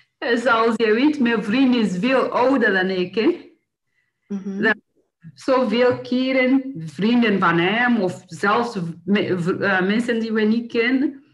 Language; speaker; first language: Dutch; non-native, learner; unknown